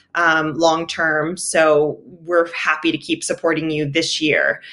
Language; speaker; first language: English; native; English